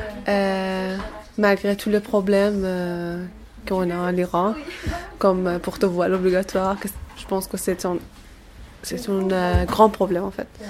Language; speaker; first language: French; non-native, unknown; Persian